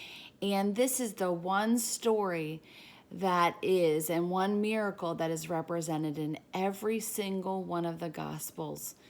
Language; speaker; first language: English; native; English